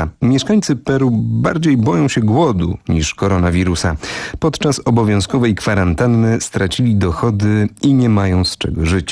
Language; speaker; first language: Polish; native; Polish